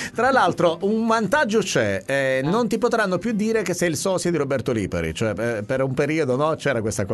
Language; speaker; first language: Italian; native; Italian